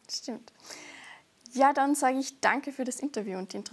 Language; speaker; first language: German; native; German